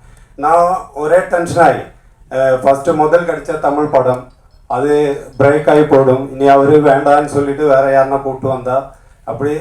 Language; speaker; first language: Tamil; non-native, learner; Malayalam